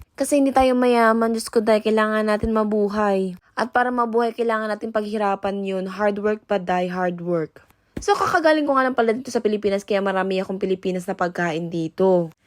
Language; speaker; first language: Filipino; native; Filipino